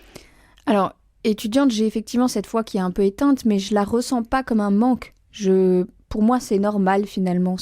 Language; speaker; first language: French; native; French